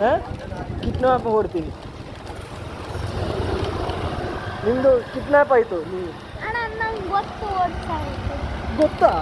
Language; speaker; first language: Kannada; non-native, learner; Malayalam